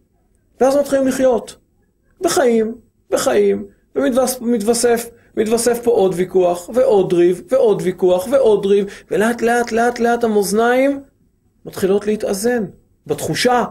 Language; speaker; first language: Hebrew; native; Hebrew